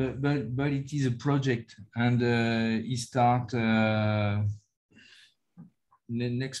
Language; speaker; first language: English; non-native, learner; French